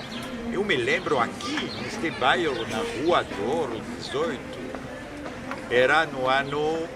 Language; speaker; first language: Portuguese; non-native, fluent; French